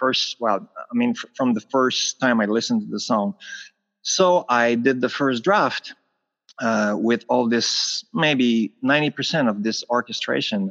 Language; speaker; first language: English; non-native, fluent; French